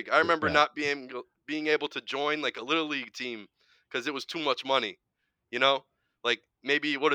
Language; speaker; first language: English; native; English